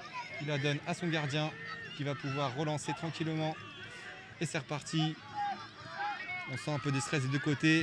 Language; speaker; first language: French; native; French